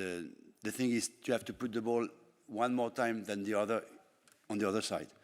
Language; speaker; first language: English; non-native, fluent; French